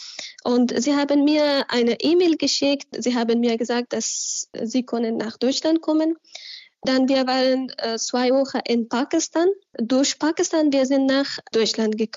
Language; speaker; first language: German; non-native, learner; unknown